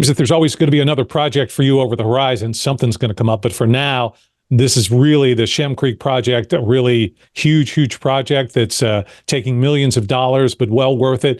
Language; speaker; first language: English; native; English